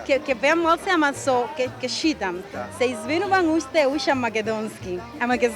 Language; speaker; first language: Macedonian; non-native, learner; Spanish